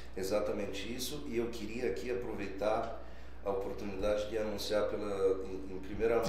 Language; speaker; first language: Portuguese; non-native, fluent; Bulgarian